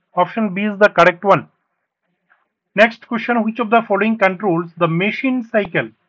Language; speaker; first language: English; non-native, local second language; Bangla